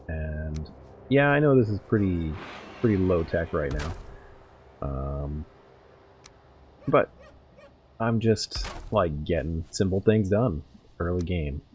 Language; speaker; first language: English; native; English